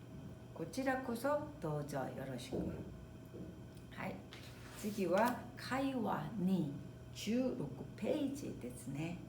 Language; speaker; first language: Japanese; non-native, fluent; Korean